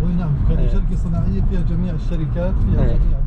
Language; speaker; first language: Arabic; native; Arabic